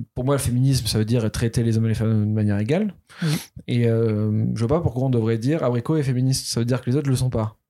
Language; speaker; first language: French; native; French